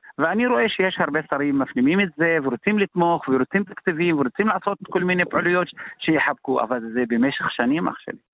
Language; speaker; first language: Hebrew; non-native, local second language; Arabic